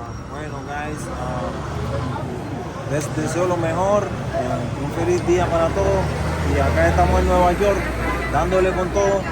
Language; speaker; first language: Spanish; native; Spanish